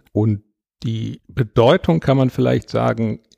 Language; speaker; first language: German; native; German